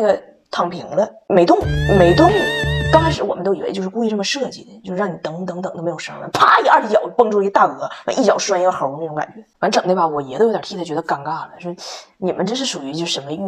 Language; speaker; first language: Chinese; native; Chinese